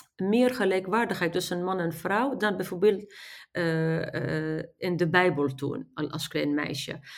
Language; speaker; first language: Dutch; non-native, fluent; Arabic